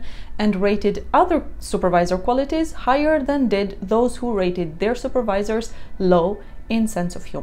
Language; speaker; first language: English; non-native, fluent; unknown